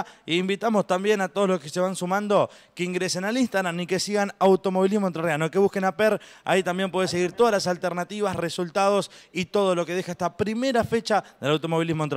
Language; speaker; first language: Spanish; native; Spanish